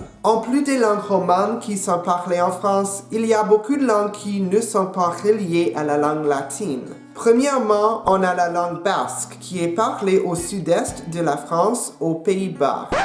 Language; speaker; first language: French; non-native, local second language; English